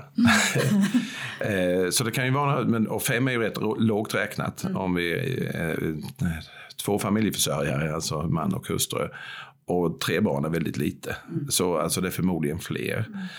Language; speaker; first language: Swedish; native; Swedish